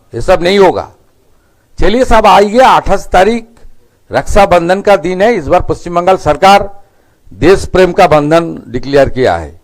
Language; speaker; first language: Hindi; non-native, local second language; Bangla